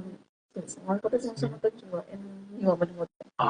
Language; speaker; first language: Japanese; non-native, learner; Indonesian